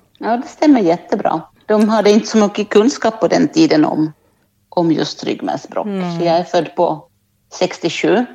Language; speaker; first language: Swedish; native; Swedish